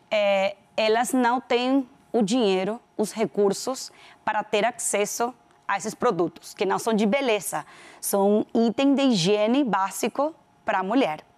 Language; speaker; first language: Portuguese; non-native, fluent; Spanish